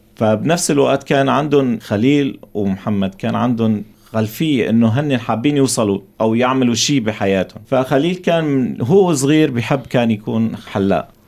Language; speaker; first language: Arabic; non-native, local second language; Kurdish